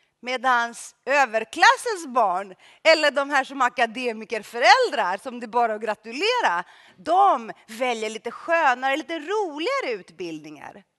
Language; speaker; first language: Swedish; early bilingual, other home language; Greek